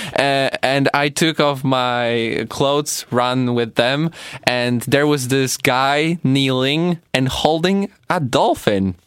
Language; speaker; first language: English; non-native, fluent; Polish